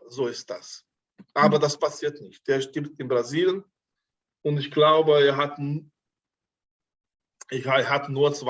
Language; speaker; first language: German; non-native, fluent; Portuguese